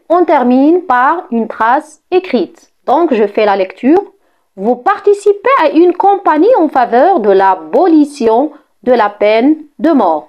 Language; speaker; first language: French; non-native, local second language; Arabic